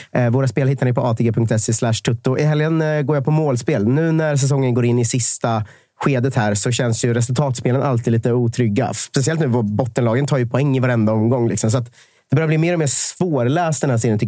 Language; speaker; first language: Swedish; native; Swedish